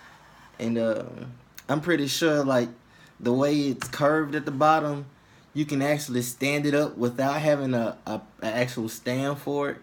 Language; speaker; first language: English; native; English